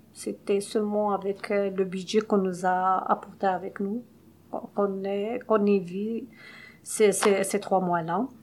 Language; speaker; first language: French; non-native, local second language; Arabic